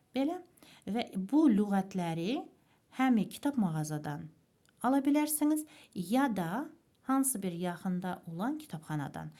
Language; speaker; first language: Azerbaijani; native; Azerbaijani